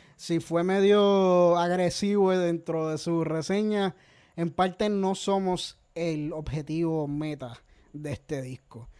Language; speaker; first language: Spanish; native; Spanish